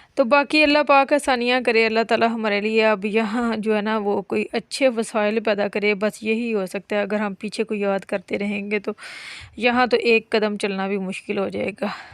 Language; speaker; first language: Urdu; non-native, local second language; Punjabi